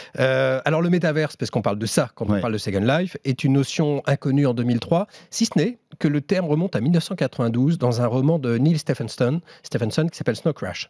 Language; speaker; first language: French; native; French